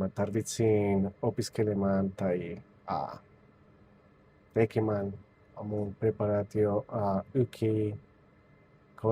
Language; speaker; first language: Finnish; non-native, learner; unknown